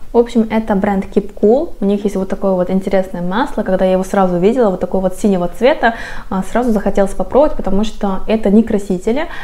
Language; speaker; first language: Russian; non-native, fluent; Korean